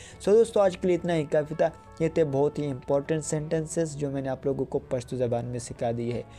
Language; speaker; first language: Urdu; non-native, local second language; Pashto